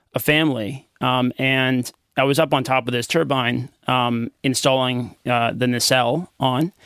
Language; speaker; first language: English; native; English